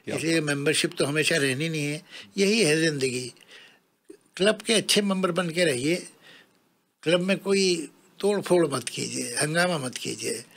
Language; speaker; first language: Hindi; native; Hindi